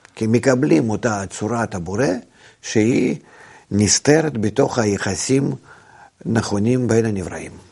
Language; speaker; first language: Hebrew; non-native, fluent; Russian